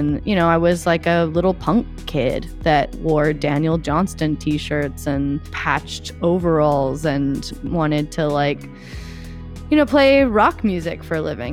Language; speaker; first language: English; native; English